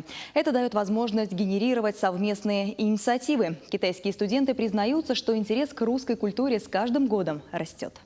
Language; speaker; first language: Russian; native; Russian